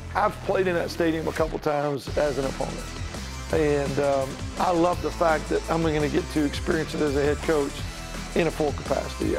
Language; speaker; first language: English; native; English